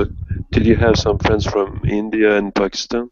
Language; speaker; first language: English; non-native, fluent; Turkish